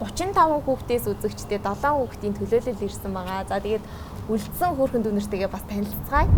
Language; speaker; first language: Mongolian; native; Mongolian